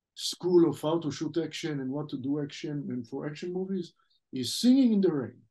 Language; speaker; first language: English; non-native, fluent; French